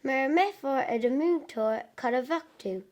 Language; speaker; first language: Irish; non-native, local second language; English